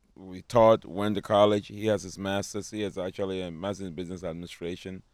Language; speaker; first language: English; non-native, local second language; Akan